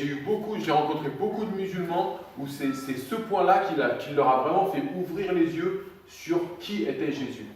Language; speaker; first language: French; native; French